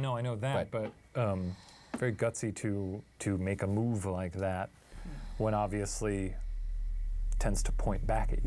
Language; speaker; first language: English; native; English